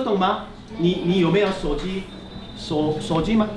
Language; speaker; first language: Chinese; non-native, fluent; Korean